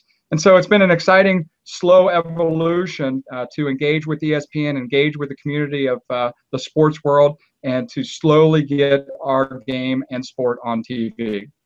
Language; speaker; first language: English; native; English